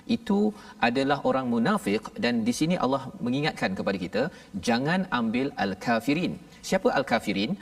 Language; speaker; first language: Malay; native; Malay